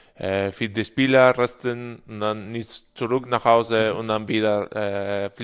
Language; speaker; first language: German; non-native, learner; Spanish